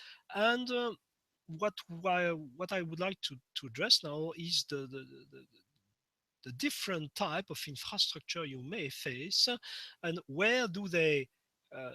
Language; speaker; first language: English; non-native, fluent; French